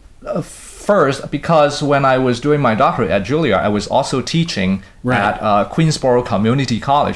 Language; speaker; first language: English; non-native, local second language; Cantonese